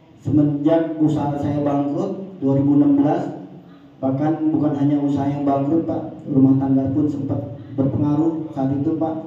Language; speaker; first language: Indonesian; native; Indonesian